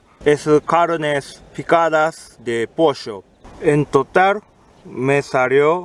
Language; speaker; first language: Spanish; non-native, fluent; Japanese